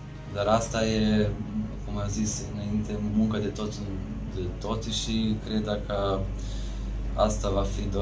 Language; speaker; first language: Romanian; non-native, learner; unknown